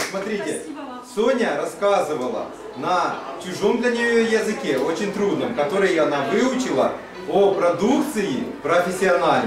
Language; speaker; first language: Russian; native; Russian